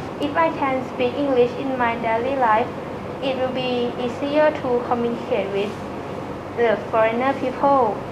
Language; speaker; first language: English; non-native, learner; Thai